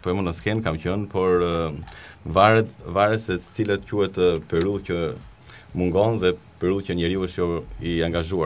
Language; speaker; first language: Albanian; native; Albanian